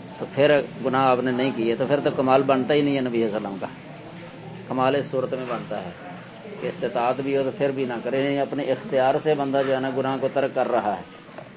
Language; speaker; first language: Urdu; non-native, local second language; Punjabi